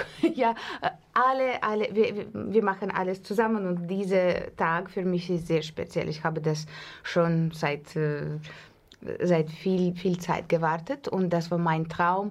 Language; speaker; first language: German; non-native, fluent; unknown